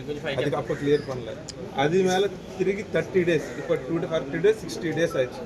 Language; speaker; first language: Tamil; non-native, local second language; Telugu